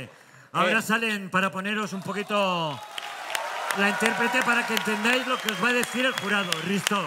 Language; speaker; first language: Spanish; native; Spanish